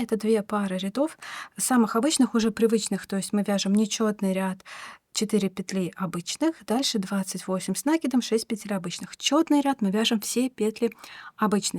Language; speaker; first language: Russian; native; Russian